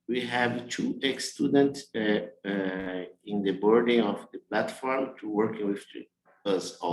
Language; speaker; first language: English; non-native, learner; Portuguese